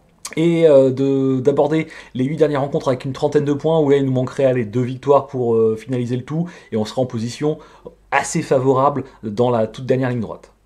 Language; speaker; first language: French; native; French